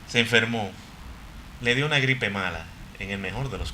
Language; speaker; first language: Spanish; native; Spanish